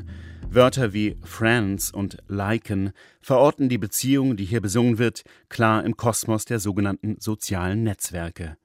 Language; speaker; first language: German; native; German